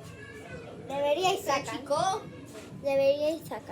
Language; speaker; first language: Spanish; native; Spanish